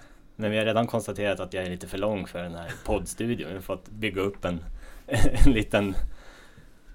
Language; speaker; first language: Swedish; native; Swedish